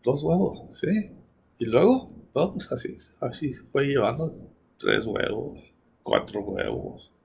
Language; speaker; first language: Spanish; early bilingual, heritage; Spanish